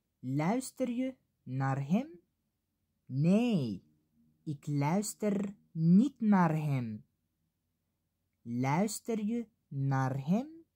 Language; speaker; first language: Dutch; non-native, fluent; Arabic